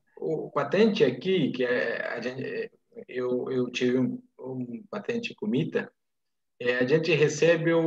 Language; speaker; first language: Portuguese; non-native, fluent; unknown